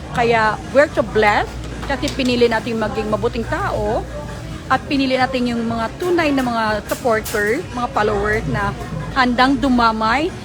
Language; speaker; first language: Filipino; non-native, local second language; Hiligaynon